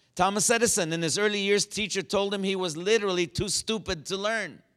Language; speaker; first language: English; native; English